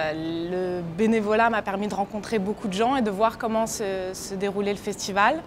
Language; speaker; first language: French; native; French